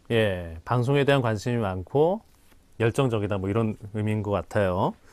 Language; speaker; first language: Korean; native; Korean